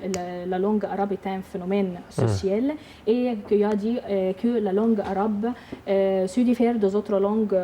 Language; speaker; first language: French; non-native, learner; Arabic